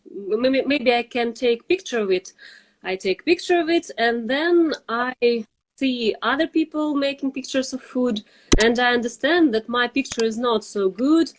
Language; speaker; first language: English; non-native, fluent; Russian